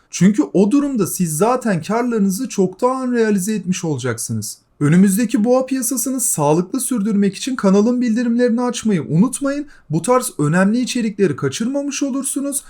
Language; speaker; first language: Turkish; native; Turkish